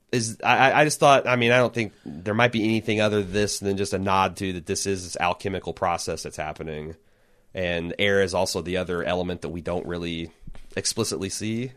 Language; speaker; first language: English; native; English